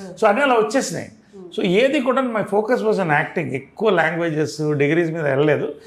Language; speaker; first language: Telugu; native; Telugu